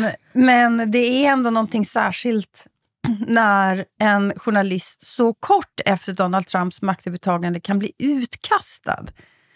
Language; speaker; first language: Swedish; native; Swedish